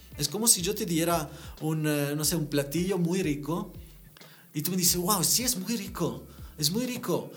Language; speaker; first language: Spanish; non-native, fluent; Italian